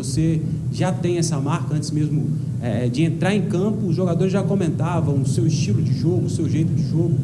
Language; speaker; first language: Portuguese; native; Portuguese